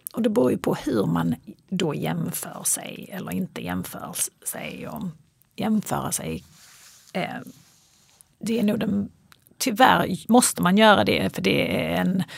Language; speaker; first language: Swedish; early bilingual, other home language; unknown